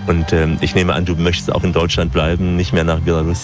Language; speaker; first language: German; native; German